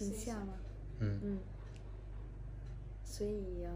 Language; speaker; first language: Chinese; non-native, learner; Vietnamese